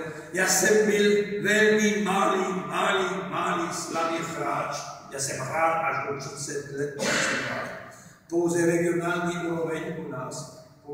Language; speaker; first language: Czech; non-native, learner; French